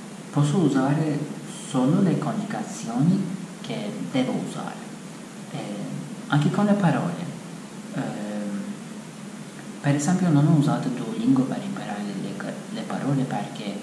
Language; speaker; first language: Italian; non-native, learner; Turkish